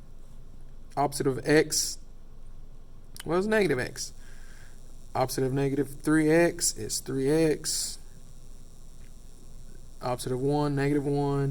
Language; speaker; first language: English; native; English